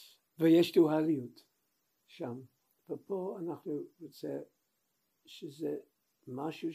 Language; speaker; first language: Hebrew; non-native, fluent; English